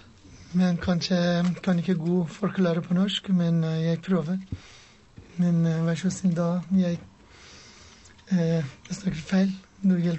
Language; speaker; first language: Norwegian; non-native, learner; Persian